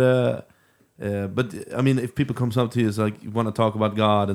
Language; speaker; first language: English; non-native, fluent; Swedish